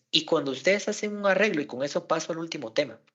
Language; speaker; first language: Spanish; native; Spanish